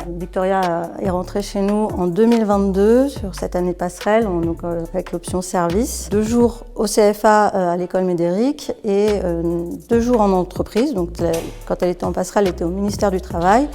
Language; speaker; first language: French; native; French